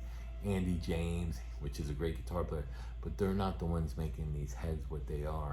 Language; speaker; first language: English; native; English